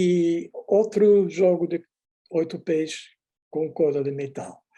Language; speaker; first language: Portuguese; non-native, fluent; Dutch